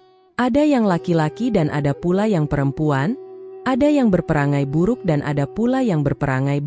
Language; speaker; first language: Indonesian; native; Indonesian